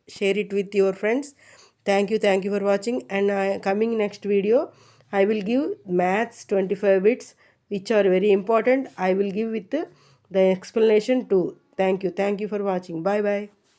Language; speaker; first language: English; non-native, local second language; Telugu